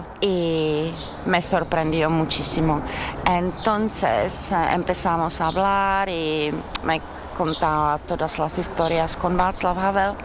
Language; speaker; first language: Spanish; non-native, fluent; Czech